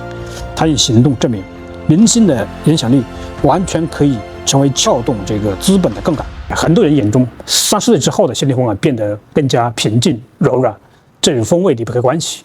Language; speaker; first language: Chinese; native; Chinese